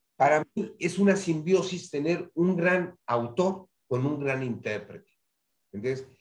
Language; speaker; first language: Spanish; native; Spanish